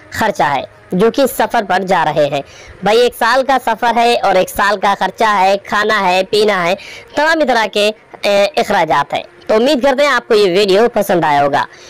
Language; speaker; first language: Hindi; native; Hindi